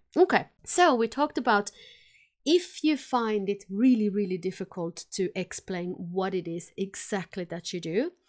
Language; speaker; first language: English; non-native, fluent; Finnish